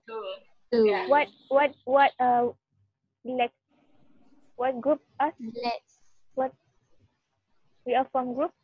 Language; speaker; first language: English; non-native, learner; Malay